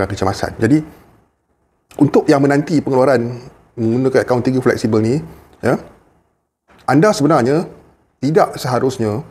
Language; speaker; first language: Malay; native; Malay